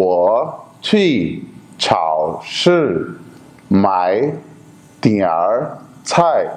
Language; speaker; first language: Chinese; non-native, fluent; Urdu